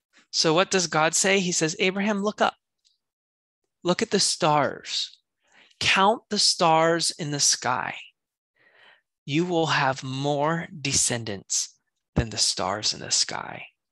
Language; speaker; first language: English; native; English